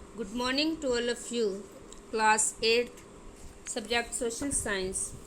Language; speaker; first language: English; non-native, local second language; Hindi